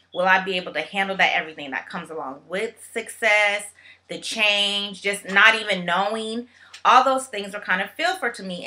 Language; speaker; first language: English; native; English